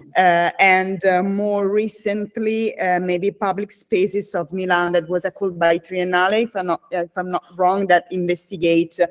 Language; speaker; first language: English; non-native, fluent; Italian